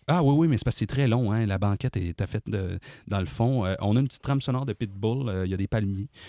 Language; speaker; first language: French; native; French